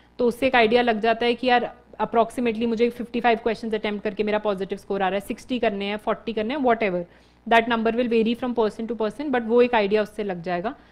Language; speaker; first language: Hindi; native; Hindi